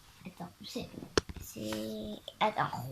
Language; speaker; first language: French; native; French